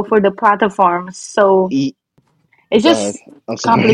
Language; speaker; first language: English; non-native, fluent; Portuguese